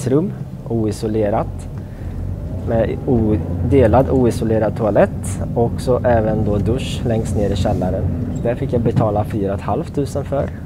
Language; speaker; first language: Swedish; native; Swedish